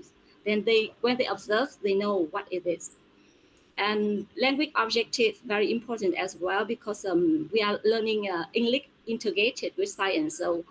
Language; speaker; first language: English; non-native, fluent; Vietnamese